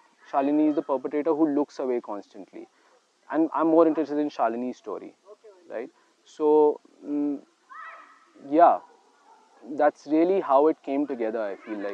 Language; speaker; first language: English; non-native, local second language; Hindi